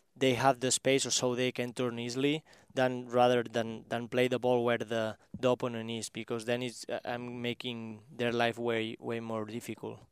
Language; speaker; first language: English; non-native, fluent; Spanish